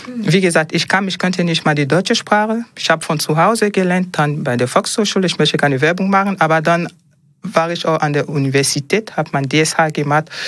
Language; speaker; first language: German; non-native, fluent; French